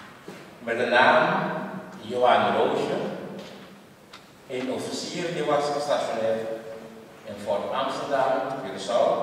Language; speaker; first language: Dutch; non-native, local second language; Papiamento